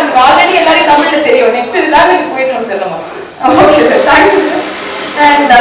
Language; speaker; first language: Tamil; native; Tamil